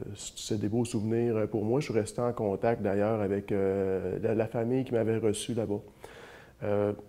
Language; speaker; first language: French; native; French